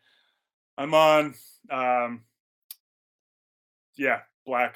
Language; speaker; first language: English; native; English